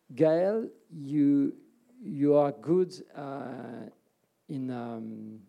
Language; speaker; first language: English; early bilingual, other home language; French